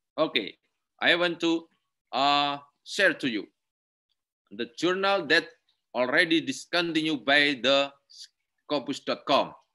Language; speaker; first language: English; non-native, learner; Indonesian